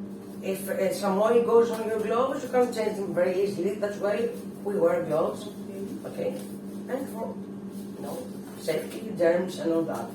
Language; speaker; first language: English; non-native, fluent; Greek